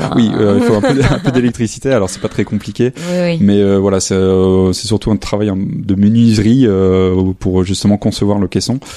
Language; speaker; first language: French; native; French